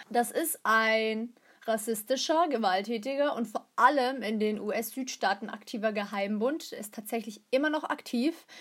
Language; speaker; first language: German; early bilingual, other home language; Turkish